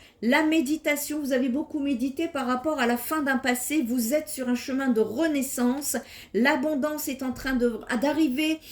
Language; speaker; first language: French; native; French